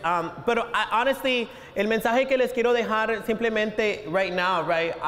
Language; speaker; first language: Spanish; early bilingual, heritage; Spanish